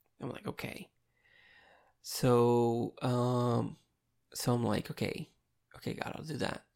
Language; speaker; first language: English; non-native, fluent; Portuguese